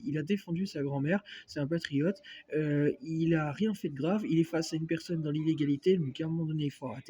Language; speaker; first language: French; native; French